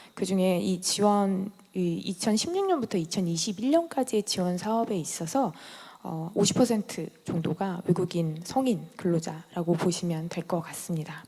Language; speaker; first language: Korean; native; Korean